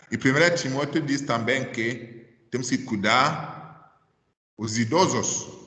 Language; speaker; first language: Portuguese; non-native, fluent; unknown